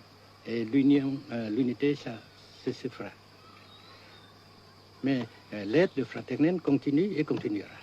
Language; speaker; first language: French; non-native, fluent; Vietnamese